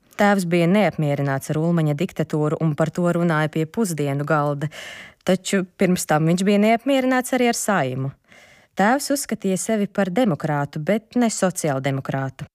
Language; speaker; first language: Latvian; non-native, local second language; Ukrainian